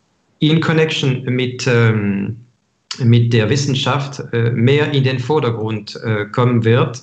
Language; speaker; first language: German; non-native, fluent; French